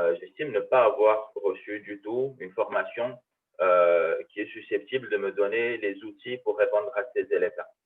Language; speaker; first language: French; early bilingual, other home language; Arabic